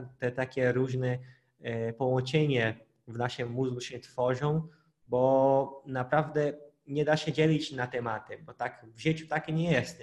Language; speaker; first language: Polish; non-native, fluent; Portuguese